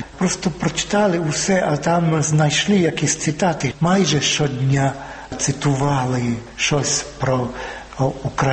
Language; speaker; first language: Ukrainian; non-native, fluent; Finnish